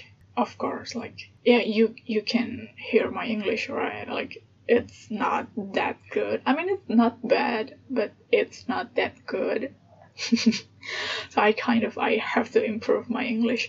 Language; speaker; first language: English; non-native, fluent; Indonesian